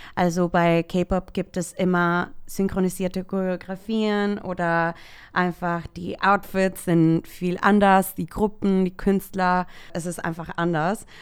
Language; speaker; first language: German; non-native, fluent; Spanish